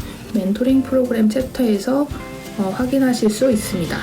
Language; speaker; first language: Korean; native; Korean